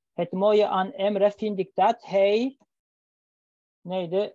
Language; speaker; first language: Dutch; non-native, learner; Turkish